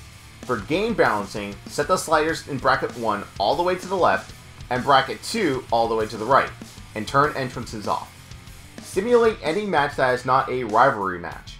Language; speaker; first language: English; native; English